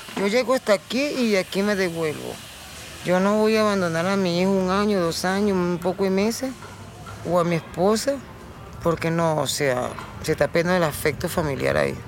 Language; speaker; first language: Spanish; native; Spanish